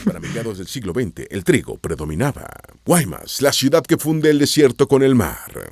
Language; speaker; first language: Spanish; native; Spanish